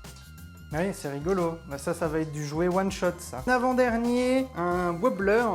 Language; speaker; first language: French; native; French